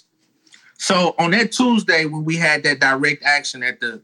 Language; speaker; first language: English; native; English